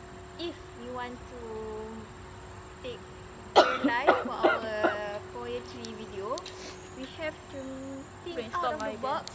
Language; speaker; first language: English; non-native, fluent; Malay